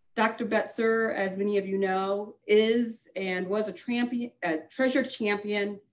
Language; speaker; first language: English; native; English